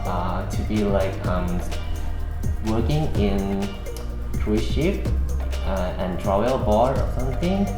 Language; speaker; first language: English; non-native, learner; Thai